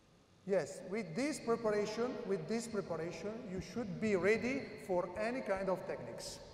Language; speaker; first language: English; non-native, learner; Italian